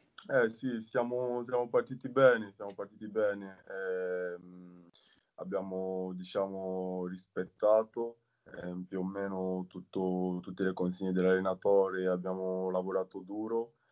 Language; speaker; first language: Italian; non-native, fluent; French